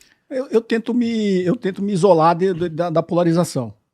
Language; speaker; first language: Portuguese; native; Portuguese